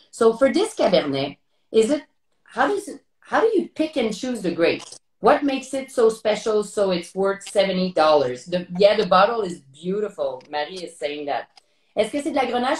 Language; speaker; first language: English; non-native, fluent; French